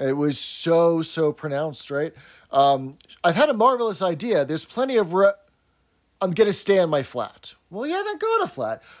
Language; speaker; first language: English; native; English